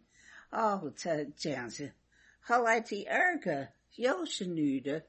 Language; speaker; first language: Chinese; non-native, fluent; English